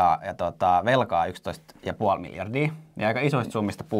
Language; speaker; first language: Finnish; native; Finnish